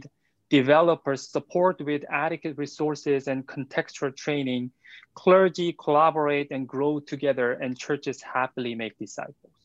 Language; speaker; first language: English; non-native, fluent; Korean